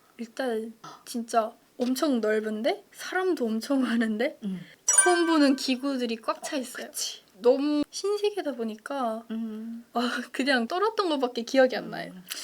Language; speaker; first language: Korean; native; Korean